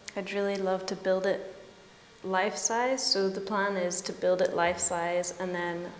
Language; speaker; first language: English; native; English